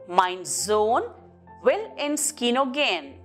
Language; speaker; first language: German; non-native, fluent; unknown